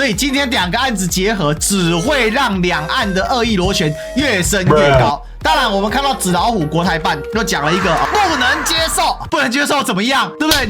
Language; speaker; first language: Chinese; native; Chinese